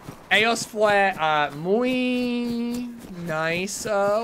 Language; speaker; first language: Spanish; non-native, learner; English